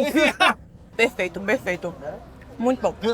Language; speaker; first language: Portuguese; non-native, fluent; Spanish